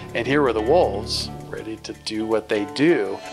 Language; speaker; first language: English; native; English